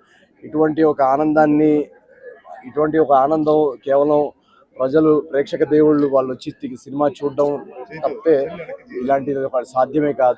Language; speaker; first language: Telugu; native; Telugu